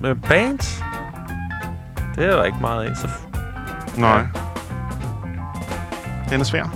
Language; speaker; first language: Danish; native; Danish